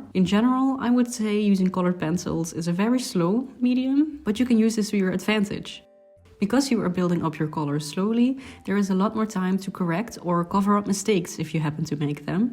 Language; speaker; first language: English; non-native, fluent; Dutch